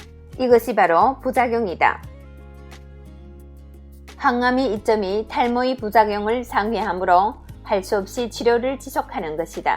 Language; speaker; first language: Korean; native; Korean